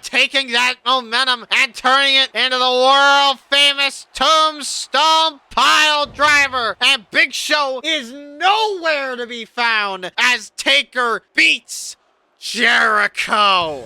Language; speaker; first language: English; native; English